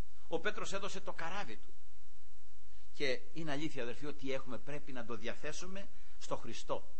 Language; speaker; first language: Greek; native; Greek